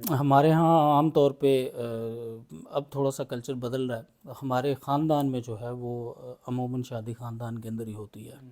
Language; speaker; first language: Urdu; non-native, local second language; Punjabi